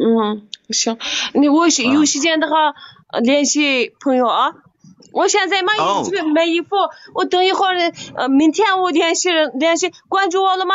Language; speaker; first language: Chinese; non-native, local second language; Uyghur